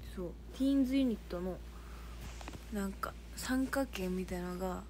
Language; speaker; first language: Japanese; native; Japanese